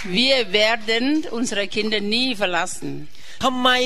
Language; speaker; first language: German; non-native, learner; Thai